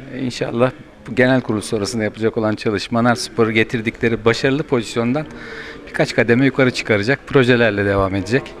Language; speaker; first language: Turkish; native; Turkish